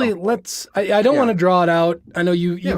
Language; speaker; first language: English; native; English